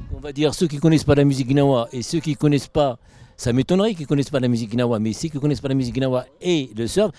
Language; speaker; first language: French; native; French